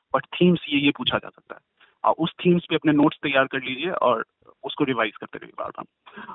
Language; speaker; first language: Hindi; native; Hindi